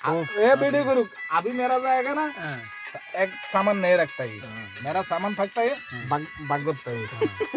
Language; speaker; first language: Hindi; non-native, learner; Bangla